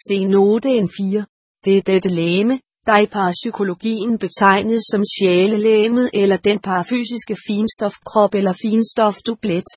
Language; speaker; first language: Danish; native; Danish